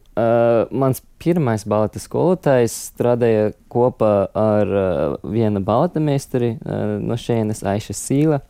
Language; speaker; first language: Latvian; non-native, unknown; English